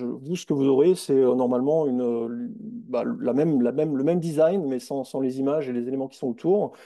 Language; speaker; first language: French; native; French